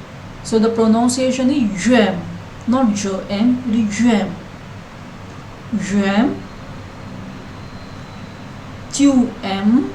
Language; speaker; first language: French; non-native, learner; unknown